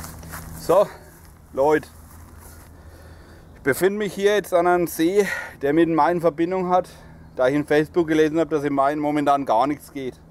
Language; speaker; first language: German; native; German